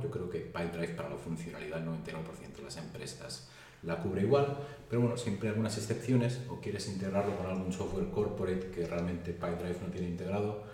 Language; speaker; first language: Spanish; native; Spanish